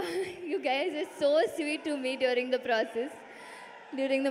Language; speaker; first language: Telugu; non-native, learner; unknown